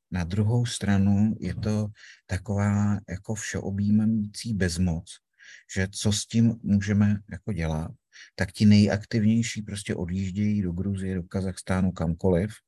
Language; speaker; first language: Czech; native; Czech